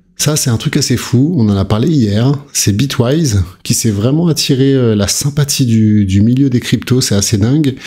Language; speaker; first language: French; native; French